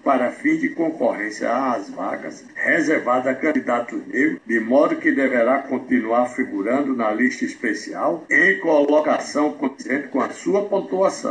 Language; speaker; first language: Portuguese; native; Portuguese